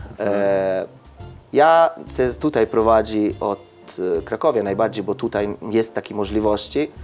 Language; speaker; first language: Polish; non-native, learner; Italian